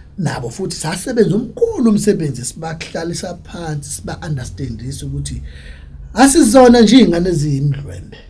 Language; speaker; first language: Zulu; native; Zulu